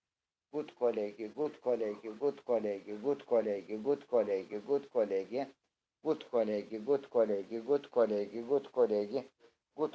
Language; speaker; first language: German; non-native, learner; Turkish